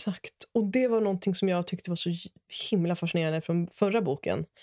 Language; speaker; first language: Swedish; native; Swedish